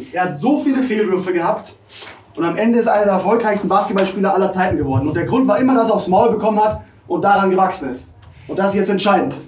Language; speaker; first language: German; native; German